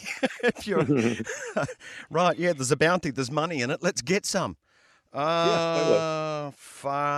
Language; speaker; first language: English; native; English